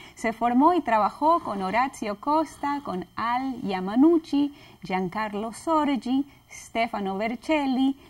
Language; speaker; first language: Spanish; native; Spanish